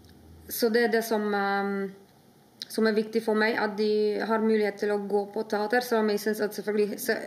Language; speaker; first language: Norwegian; non-native, fluent; Polish